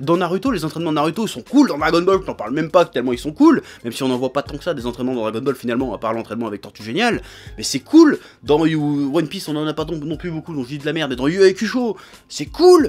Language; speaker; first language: French; native; French